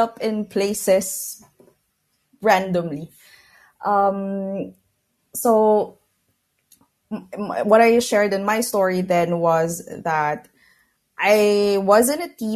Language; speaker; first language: English; non-native, local second language; Filipino